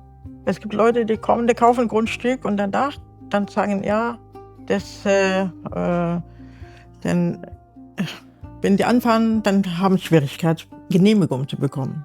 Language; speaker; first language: German; non-native, learner; Arabic